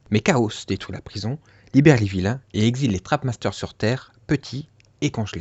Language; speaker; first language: French; native; French